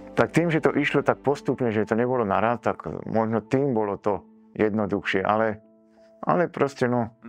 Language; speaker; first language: Slovak; native; Slovak